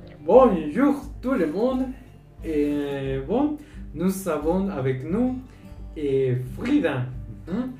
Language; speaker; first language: French; non-native, fluent; Spanish